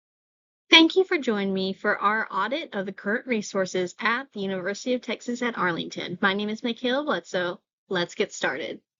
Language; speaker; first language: English; native; English